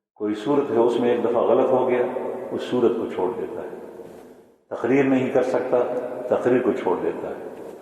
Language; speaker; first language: Urdu; non-native, local second language; Pashto